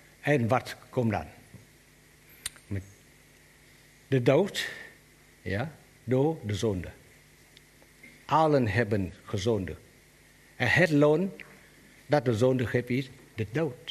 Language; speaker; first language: Dutch; non-native, learner; Vietnamese